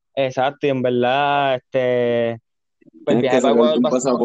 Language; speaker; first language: Spanish; native; Spanish